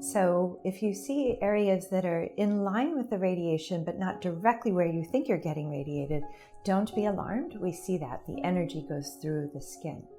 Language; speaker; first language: English; native; English